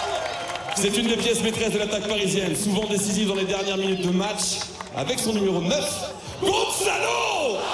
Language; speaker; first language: French; native; French